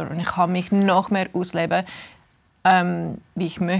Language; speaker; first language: German; early bilingual, heritage; English